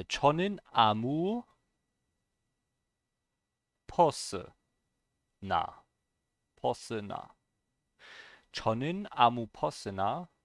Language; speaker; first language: Korean; non-native, learner; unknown